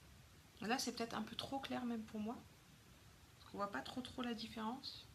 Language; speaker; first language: French; native; French